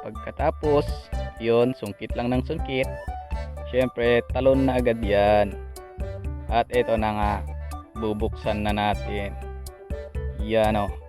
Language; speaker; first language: Filipino; non-native, local second language; Iloko